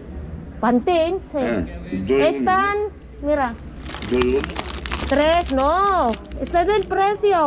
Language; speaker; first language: Spanish; non-native, learner; Filipino